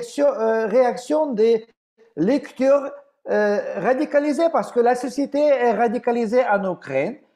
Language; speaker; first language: French; non-native, fluent; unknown